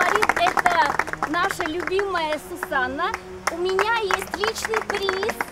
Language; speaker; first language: Russian; non-native, fluent; Armenian